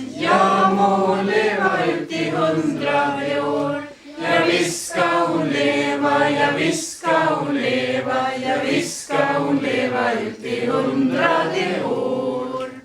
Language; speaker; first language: Swedish; early bilingual, other home language; Estonian